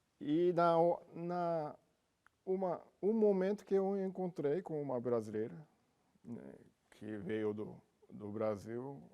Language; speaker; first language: Portuguese; non-native, learner; Japanese